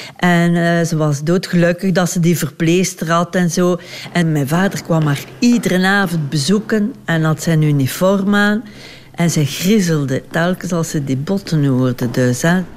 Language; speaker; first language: Dutch; native; Dutch